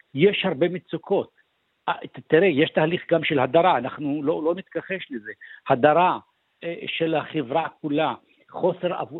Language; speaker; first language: Hebrew; non-native, local second language; Arabic